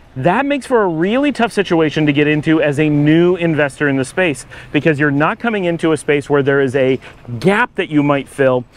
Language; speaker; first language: English; native; English